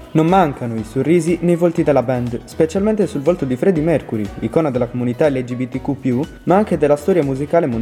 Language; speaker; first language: Italian; native; Italian